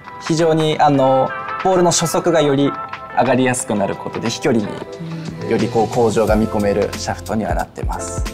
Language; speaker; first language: Japanese; native; Japanese